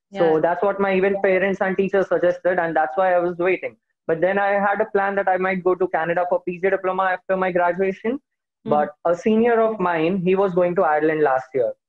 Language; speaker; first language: English; non-native, local second language; Hindi